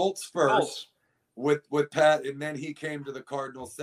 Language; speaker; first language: English; native; English